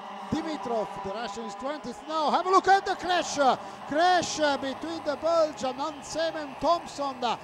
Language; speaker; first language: English; non-native, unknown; Italian